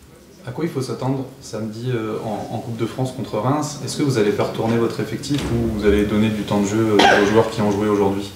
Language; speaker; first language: French; native; French